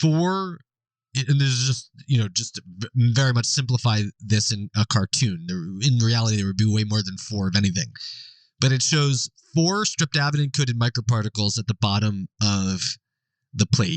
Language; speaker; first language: English; native; English